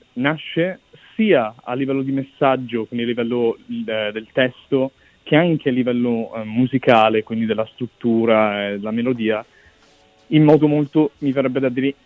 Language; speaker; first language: Italian; early bilingual, other home language; English